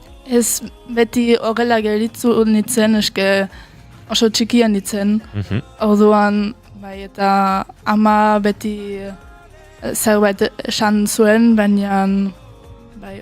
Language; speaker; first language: Basque; early bilingual, heritage; Basque